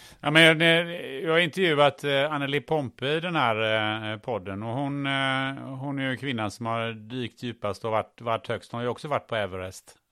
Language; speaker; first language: Swedish; early bilingual, other home language; German